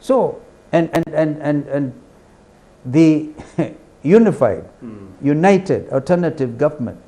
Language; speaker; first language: English; non-native, local second language; Kamba